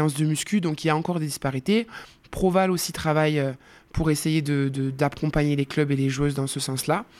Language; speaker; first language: French; native; French